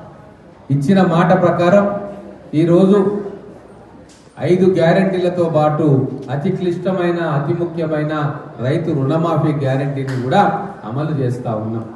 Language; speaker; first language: Telugu; native; Telugu